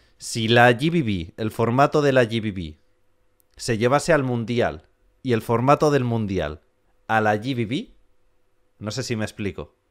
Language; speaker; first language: Spanish; native; Spanish